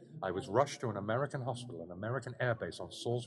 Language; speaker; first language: English; native; English